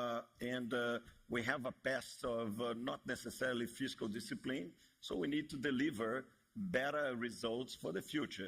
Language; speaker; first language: English; non-native, fluent; Portuguese